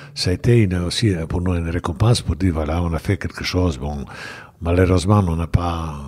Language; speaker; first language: French; non-native, fluent; Bosnian